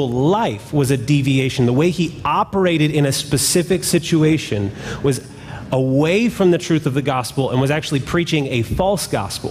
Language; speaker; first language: English; native; English